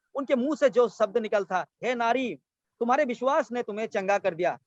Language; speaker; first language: Hindi; non-native, local second language; Assamese